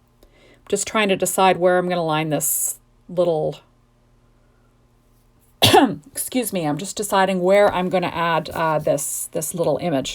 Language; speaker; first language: English; native; English